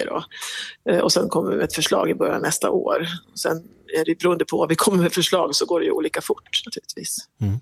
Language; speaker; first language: Swedish; native; Swedish